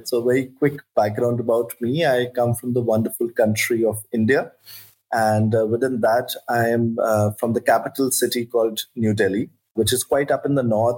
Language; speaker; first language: English; non-native, local second language; Hindi